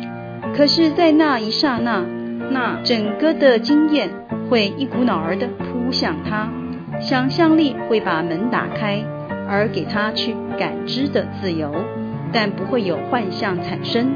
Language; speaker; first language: Chinese; native; Chinese